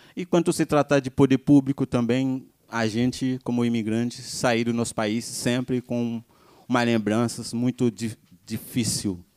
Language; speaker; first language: Portuguese; non-native, fluent; Haitian Creole